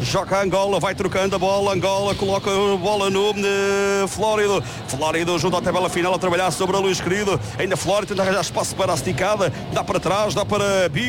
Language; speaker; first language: Portuguese; native; Portuguese